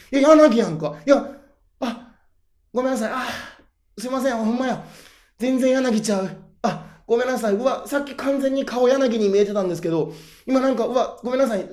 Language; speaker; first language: Japanese; native; Japanese